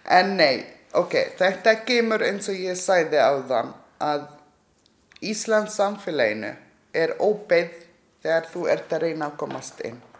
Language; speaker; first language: Icelandic; non-native, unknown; Arabic